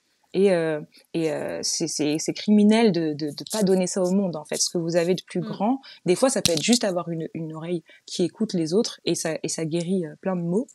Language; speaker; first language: French; native; French